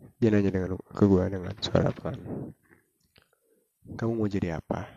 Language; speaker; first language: Indonesian; native; Indonesian